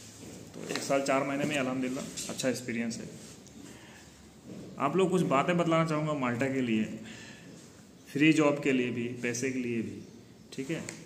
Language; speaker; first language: Hindi; native; Hindi